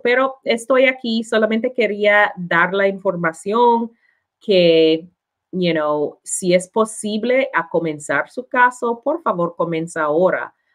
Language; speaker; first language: Spanish; non-native, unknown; English